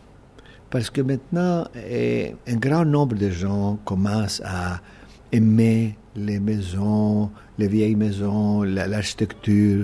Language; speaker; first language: French; non-native, fluent; Greek